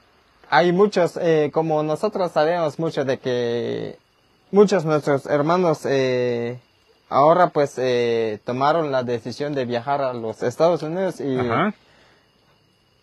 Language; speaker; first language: Spanish; non-native, local second language; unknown